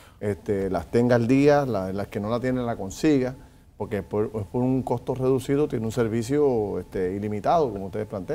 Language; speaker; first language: Spanish; native; Spanish